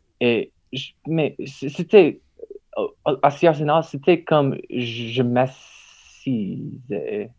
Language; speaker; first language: French; non-native, learner; English